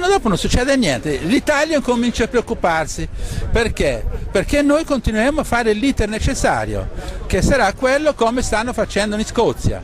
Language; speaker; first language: Italian; non-native, local second language; Sardinian